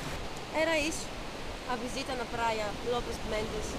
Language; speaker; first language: Portuguese; non-native, learner; Greek